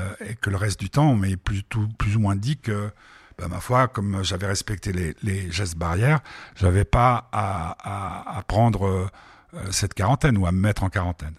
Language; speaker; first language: French; native; French